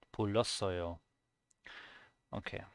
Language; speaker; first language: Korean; non-native, learner; German